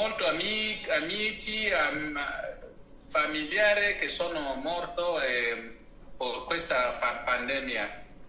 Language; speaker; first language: Italian; non-native, learner; Spanish